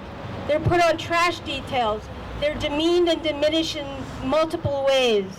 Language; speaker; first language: English; native; English